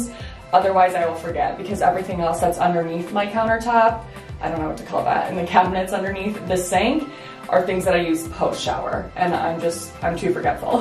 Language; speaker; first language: English; native; English